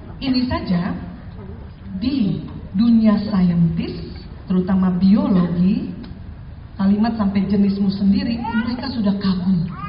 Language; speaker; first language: Indonesian; native; Indonesian